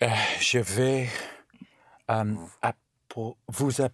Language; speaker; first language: French; non-native, learner; English